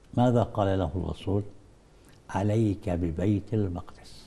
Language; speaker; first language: Arabic; native; Arabic